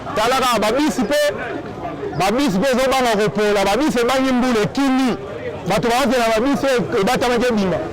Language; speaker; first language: Lingala; native; Lingala